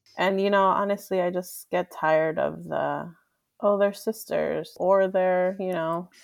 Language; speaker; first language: English; early bilingual, other home language; Spanish